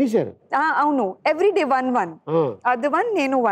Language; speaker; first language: Telugu; non-native, learner; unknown